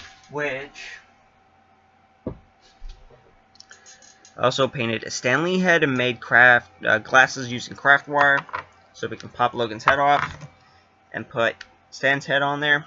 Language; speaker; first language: English; native; English